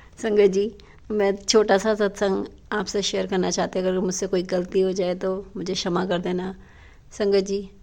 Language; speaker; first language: Hindi; native; Hindi